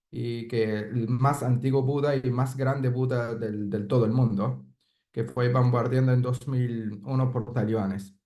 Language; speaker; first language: Spanish; non-native, fluent; Persian